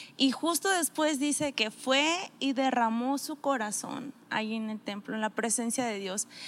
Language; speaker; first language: Spanish; native; Spanish